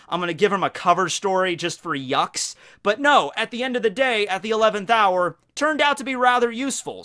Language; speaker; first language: English; native; English